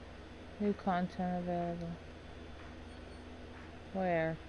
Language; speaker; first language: English; native; English